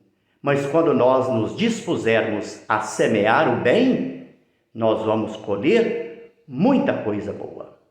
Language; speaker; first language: Portuguese; native; Portuguese